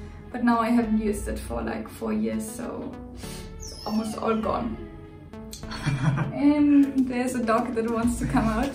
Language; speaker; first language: English; non-native, fluent; German